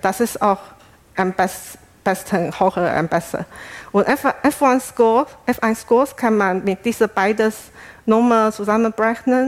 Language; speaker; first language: German; non-native, fluent; Chinese